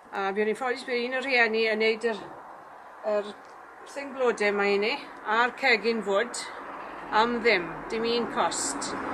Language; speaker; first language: Welsh; native; Welsh